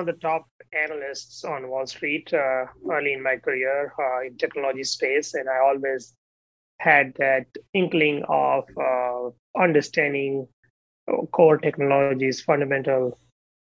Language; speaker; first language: English; non-native, local second language; Gujarati